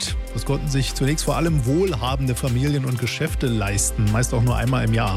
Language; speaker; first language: German; native; German